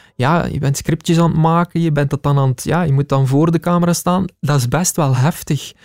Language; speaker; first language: Dutch; native; Dutch